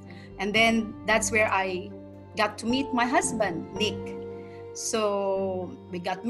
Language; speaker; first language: English; non-native, local second language; Tausug